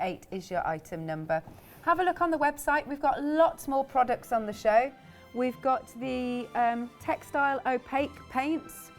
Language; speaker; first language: English; native; English